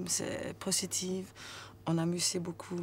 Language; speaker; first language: French; non-native, learner; Swedish